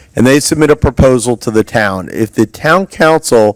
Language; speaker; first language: English; native; English